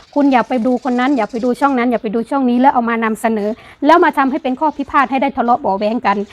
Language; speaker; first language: Thai; non-native, local second language; Northeastern Thai